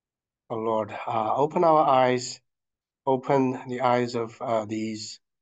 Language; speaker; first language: English; non-native, fluent; Chinese